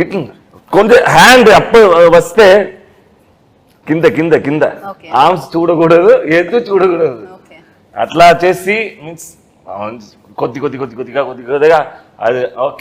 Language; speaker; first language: Telugu; non-native, learner; Tamil